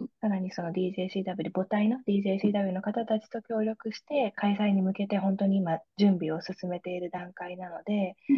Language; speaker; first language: Japanese; native; Japanese